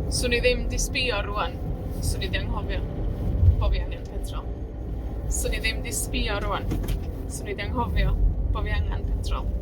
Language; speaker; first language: Welsh; non-native, learner; Spanish